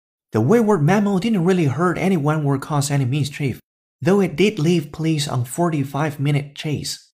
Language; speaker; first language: English; non-native, fluent; Chinese